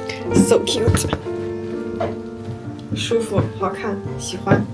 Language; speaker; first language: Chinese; early bilingual, heritage; Chinese